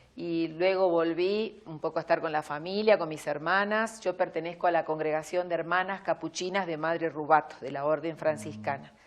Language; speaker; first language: Spanish; native; Spanish